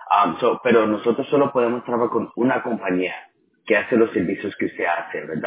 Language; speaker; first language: Spanish; early bilingual, other home language; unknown